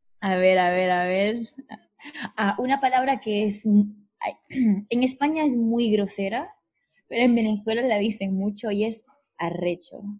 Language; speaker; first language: Spanish; native; Spanish